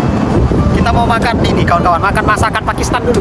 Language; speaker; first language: Indonesian; native; Indonesian